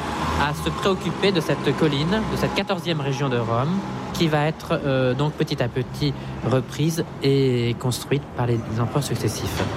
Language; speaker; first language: French; native; French